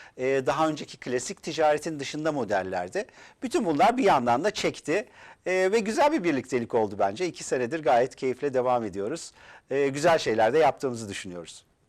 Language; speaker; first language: Turkish; native; Turkish